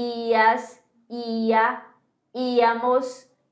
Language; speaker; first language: Spanish; non-native, fluent; Portuguese